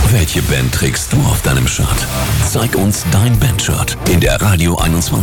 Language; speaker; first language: German; native; German